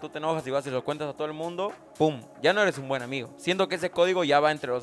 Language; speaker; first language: Spanish; native; Spanish